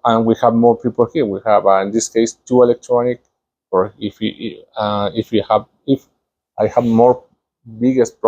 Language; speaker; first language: English; non-native, learner; Spanish